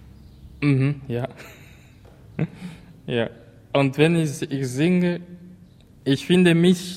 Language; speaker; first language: German; non-native, learner; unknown